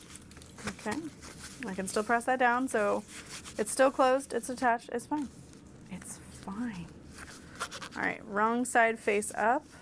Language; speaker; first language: English; native; English